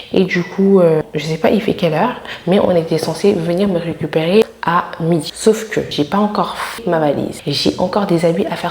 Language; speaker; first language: French; non-native, local second language; Wolof